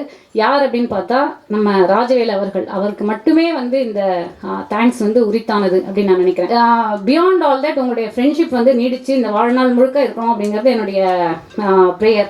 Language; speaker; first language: Tamil; native; Tamil